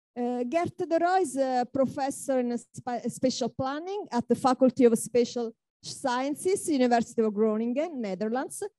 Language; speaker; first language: English; non-native, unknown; Italian